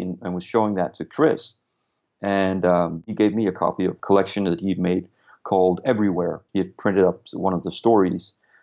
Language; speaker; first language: English; non-native, fluent; Danish